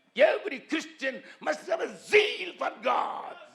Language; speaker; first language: English; non-native, local second language; Tamil